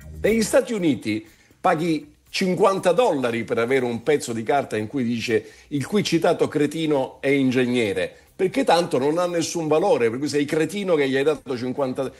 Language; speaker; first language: Italian; native; Italian